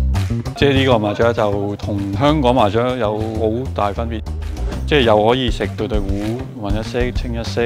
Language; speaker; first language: Cantonese; non-native, fluent; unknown